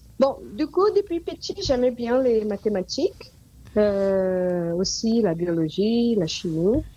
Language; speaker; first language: French; non-native, fluent; Portuguese